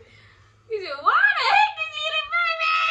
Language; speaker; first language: English; native; English